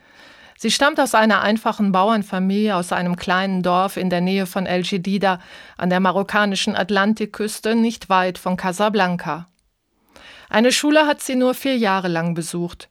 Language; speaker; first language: German; native; German